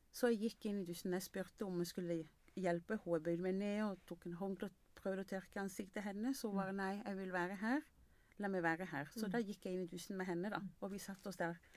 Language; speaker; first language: Norwegian; non-native, fluent; Spanish